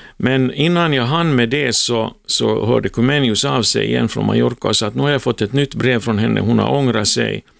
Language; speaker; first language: Swedish; native; Swedish